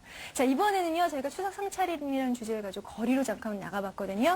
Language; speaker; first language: Korean; native; Korean